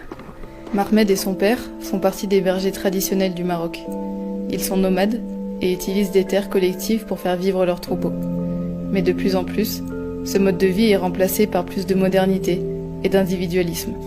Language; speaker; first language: French; native; French